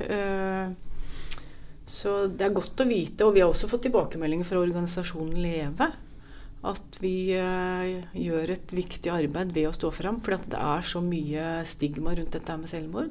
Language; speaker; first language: Norwegian; native; Norwegian